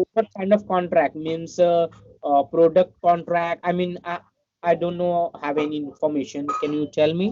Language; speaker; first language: English; non-native, learner; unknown